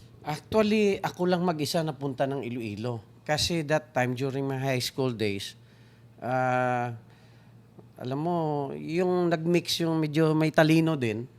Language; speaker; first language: Filipino; non-native, local second language; Hiligaynon